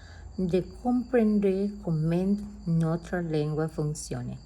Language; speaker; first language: French; non-native, learner; Spanish